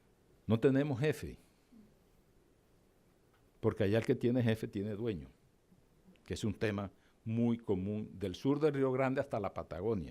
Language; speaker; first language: Spanish; native; Spanish